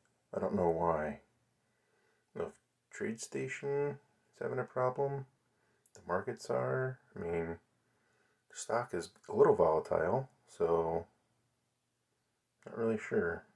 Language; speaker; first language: English; native; English